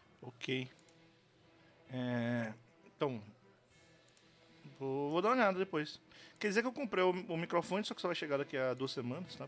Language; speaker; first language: Portuguese; native; Portuguese